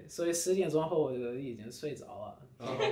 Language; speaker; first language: Chinese; early bilingual, heritage; Chinese